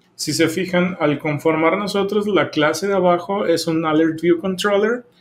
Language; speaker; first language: Spanish; native; Spanish